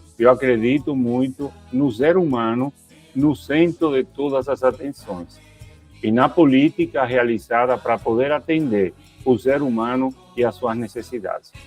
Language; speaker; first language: Portuguese; non-native, fluent; Spanish